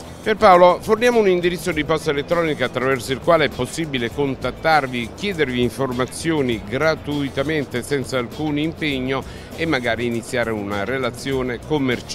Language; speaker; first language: Italian; native; Italian